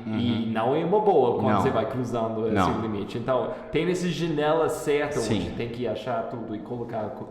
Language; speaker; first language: Portuguese; non-native, fluent; English